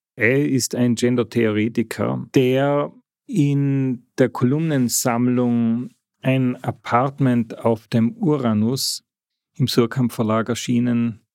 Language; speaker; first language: German; native; German